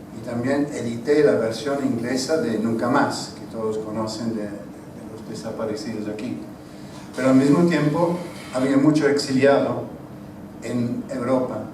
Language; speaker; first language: Spanish; non-native, fluent; English